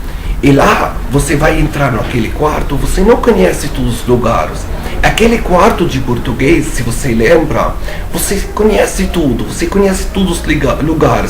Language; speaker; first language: Portuguese; non-native, fluent; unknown